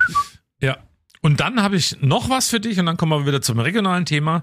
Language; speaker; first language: German; native; German